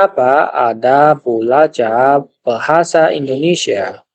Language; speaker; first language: Indonesian; non-native, learner; Chinese